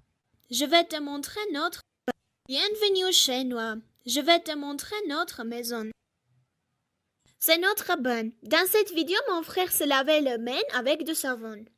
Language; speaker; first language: French; non-native, learner; Armenian